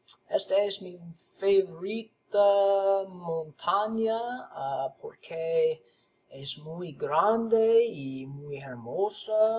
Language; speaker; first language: Spanish; non-native, learner; English